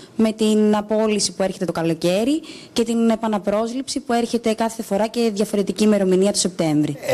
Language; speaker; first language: Greek; native; Greek